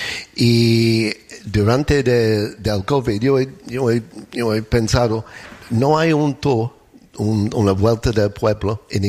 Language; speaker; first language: Spanish; non-native, learner; English